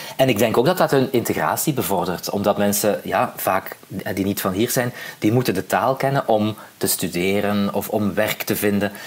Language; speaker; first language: Dutch; native; Dutch